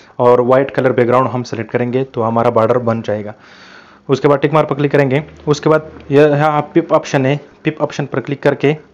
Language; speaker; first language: Urdu; non-native, local second language; Pashto